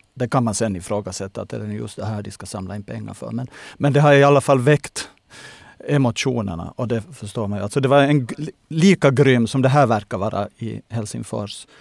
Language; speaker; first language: Swedish; native; Swedish